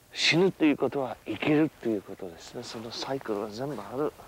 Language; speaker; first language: Japanese; non-native, fluent; English